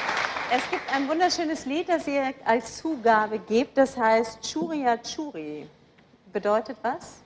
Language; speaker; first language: German; native; German